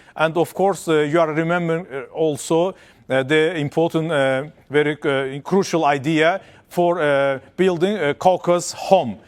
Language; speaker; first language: English; non-native, fluent; Azerbaijani